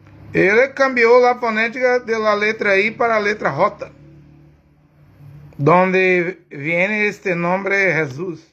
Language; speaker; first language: Spanish; non-native, learner; Portuguese